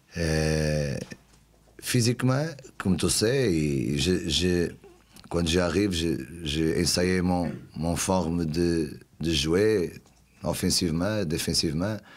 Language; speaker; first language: French; non-native, learner; Portuguese